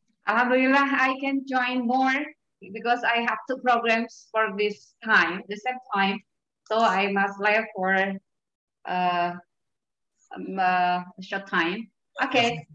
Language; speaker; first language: English; non-native, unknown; Indonesian